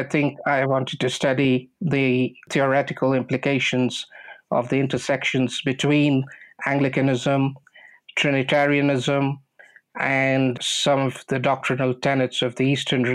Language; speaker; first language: English; non-native, local second language; Bangla